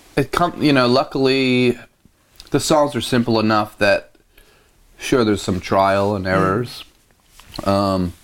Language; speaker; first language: English; native; English